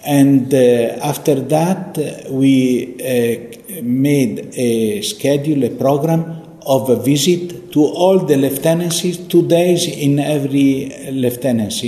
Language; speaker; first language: English; non-native, fluent; Italian